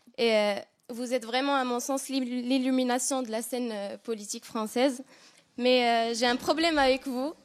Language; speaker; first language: French; non-native, local second language; Arabic